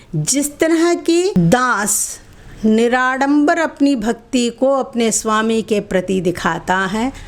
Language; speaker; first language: Hindi; non-native, local second language; Telugu